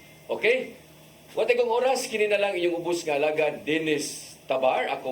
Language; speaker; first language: Cebuano; native; Cebuano